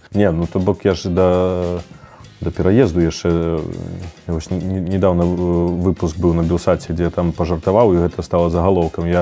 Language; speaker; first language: Belarusian; non-native, local second language; Russian